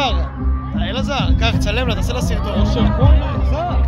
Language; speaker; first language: Hebrew; native; Hebrew